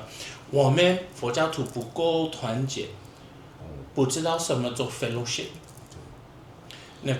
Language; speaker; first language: Chinese; non-native, fluent; English